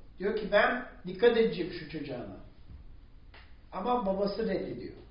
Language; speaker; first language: Turkish; non-native, fluent; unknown